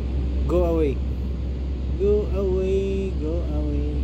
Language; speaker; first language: English; non-native, local second language; Filipino